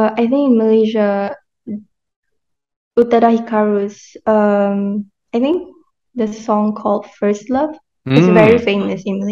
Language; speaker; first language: English; non-native, local second language; Malay